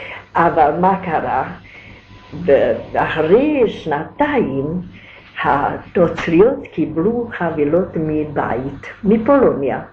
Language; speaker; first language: Hebrew; non-native, learner; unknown